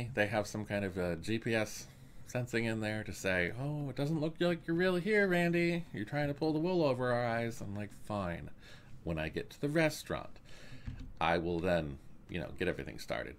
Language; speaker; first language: English; native; English